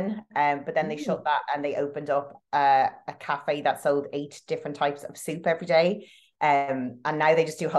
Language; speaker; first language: English; native; English